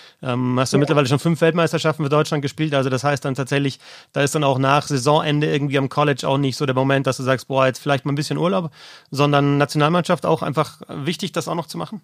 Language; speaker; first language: German; native; German